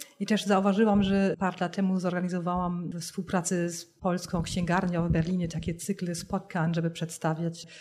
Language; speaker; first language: Polish; non-native, fluent; German